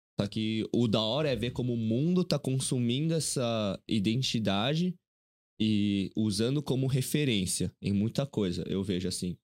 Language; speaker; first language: Portuguese; early bilingual, other home language; Korean